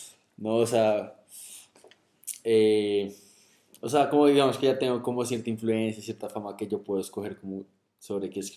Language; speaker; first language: Spanish; native; Spanish